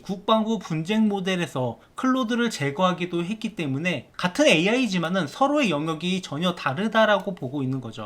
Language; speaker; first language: Korean; native; Korean